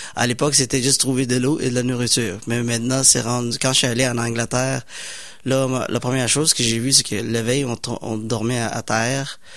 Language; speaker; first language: French; non-native, fluent; Somali